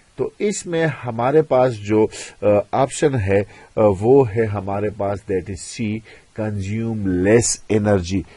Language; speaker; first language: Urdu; non-native, local second language; Pashto